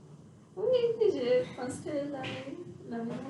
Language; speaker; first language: French; non-native, learner; Portuguese